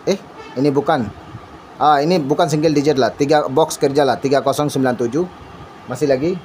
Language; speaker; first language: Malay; non-native, learner; Bangla